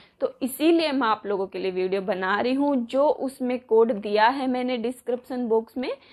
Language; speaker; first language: Hindi; native; Hindi